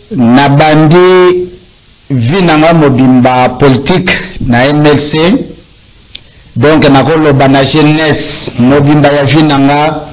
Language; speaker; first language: Lingala; non-native, local second language; Luba-Lulua